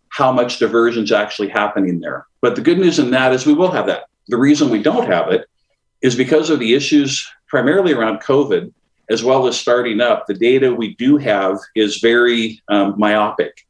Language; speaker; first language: English; native; English